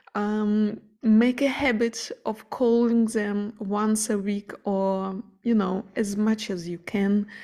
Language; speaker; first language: English; non-native, fluent; Ukrainian